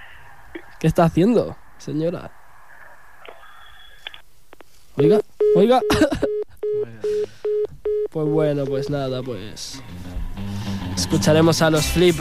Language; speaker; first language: Spanish; native; Spanish